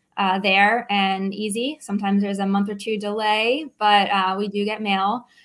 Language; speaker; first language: English; native; English